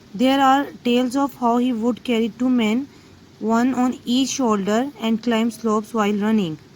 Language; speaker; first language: English; non-native, local second language; Urdu